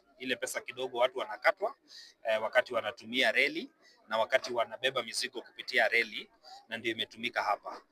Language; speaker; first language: Swahili; non-native, local second language; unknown